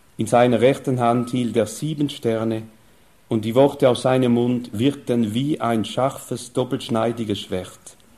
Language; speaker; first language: German; non-native, fluent; French